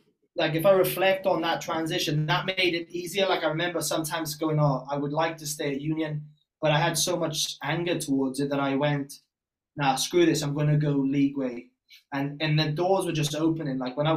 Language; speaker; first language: English; native; English